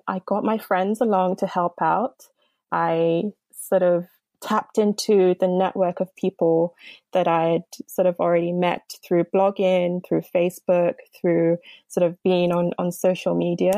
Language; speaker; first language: English; non-native, local second language; Yoruba